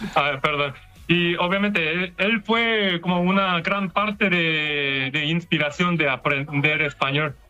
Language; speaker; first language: Spanish; non-native, learner; Korean